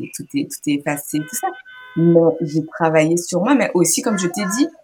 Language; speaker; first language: French; native; French